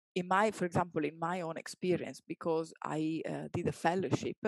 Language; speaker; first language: English; non-native, fluent; Italian